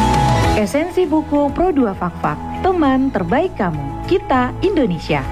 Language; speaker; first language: Indonesian; native; Indonesian